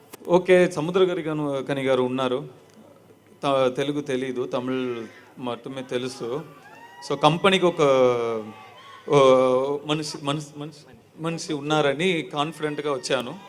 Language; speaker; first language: Telugu; non-native, learner; Tamil